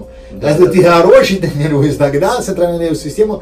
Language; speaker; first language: Russian; non-native, learner; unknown